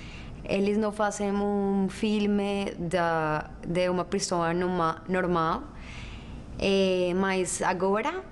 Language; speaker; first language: Portuguese; non-native, learner; Spanish